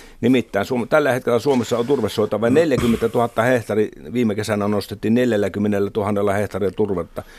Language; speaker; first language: Finnish; native; Finnish